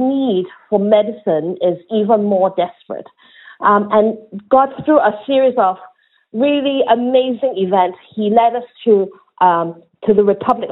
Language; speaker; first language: English; non-native, local second language; Cantonese